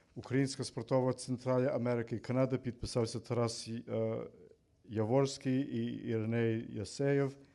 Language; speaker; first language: Ukrainian; early bilingual, heritage; Ukrainian